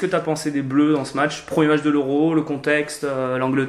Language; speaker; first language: French; native; French